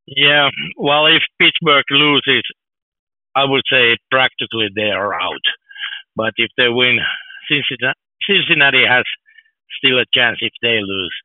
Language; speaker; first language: English; non-native, fluent; Finnish